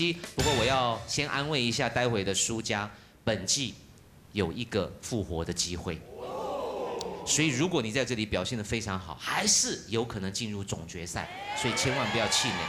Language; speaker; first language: Chinese; native; Chinese